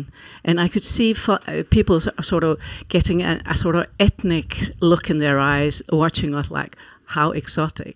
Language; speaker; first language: English; non-native, fluent; Faroese